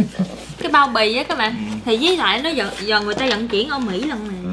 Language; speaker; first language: Vietnamese; native; Vietnamese